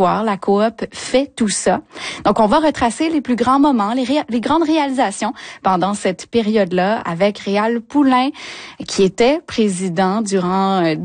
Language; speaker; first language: French; native; French